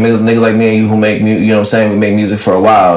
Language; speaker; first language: English; early bilingual, other home language; French